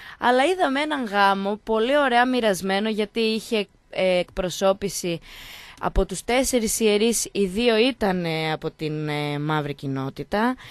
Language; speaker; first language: Greek; native; Greek